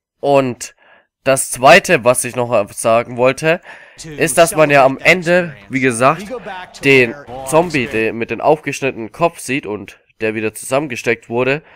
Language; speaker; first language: German; native; German